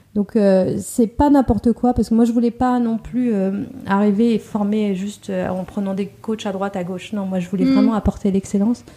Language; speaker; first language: French; native; French